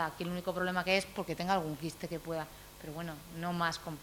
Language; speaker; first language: Spanish; native; Spanish